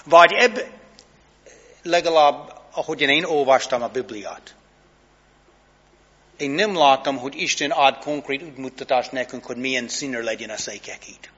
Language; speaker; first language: Hungarian; non-native, fluent; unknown